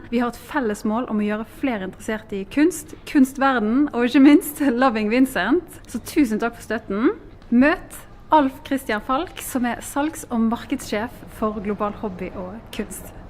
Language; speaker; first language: Norwegian; native; Norwegian